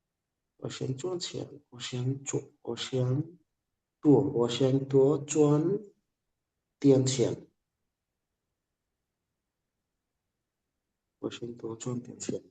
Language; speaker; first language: Chinese; non-native, learner; Bangla